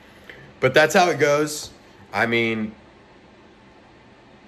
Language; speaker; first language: English; native; English